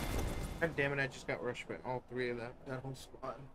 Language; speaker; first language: English; native; English